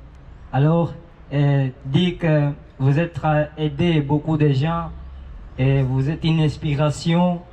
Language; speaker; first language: French; non-native, learner; Portuguese